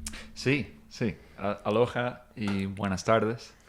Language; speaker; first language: Spanish; non-native, fluent; English